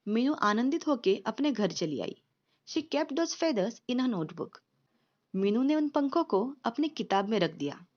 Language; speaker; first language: Hindi; non-native, local second language; Marathi